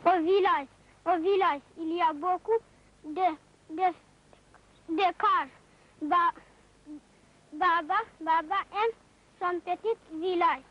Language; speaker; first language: French; non-native, learner; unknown